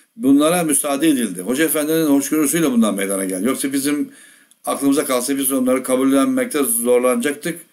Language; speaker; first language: Turkish; native; Turkish